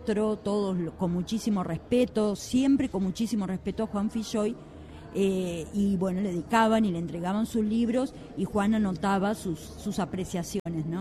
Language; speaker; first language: Spanish; native; Spanish